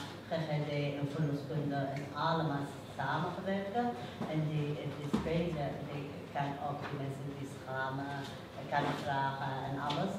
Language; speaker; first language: Dutch; non-native, learner; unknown